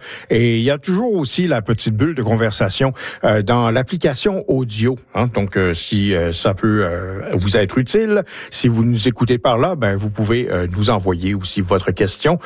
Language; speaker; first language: French; native; French